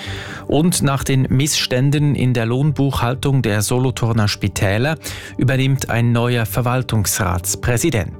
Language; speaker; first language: German; native; German